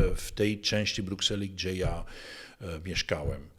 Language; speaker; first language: Polish; non-native, fluent; Dutch